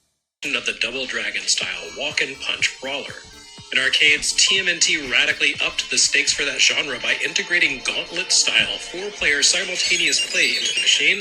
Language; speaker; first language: English; native; English